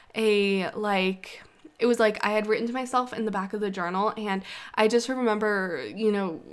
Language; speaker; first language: English; native; English